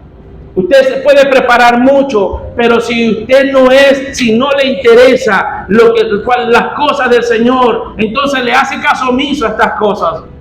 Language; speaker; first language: Spanish; native; Spanish